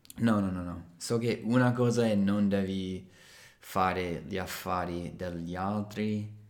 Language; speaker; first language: Italian; non-native, fluent; English